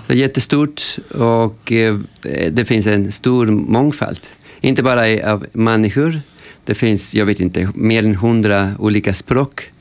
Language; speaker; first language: Swedish; non-native, fluent; Spanish